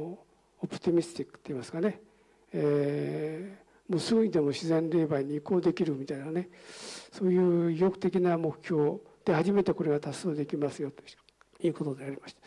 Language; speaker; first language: Japanese; native; Japanese